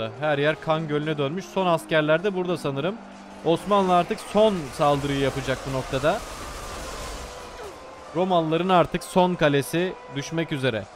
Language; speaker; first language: Turkish; native; Turkish